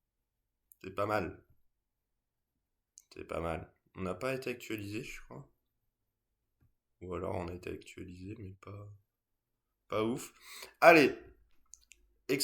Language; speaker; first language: French; native; French